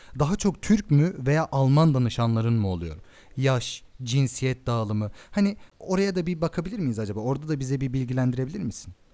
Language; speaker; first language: Turkish; early bilingual, heritage; Turkish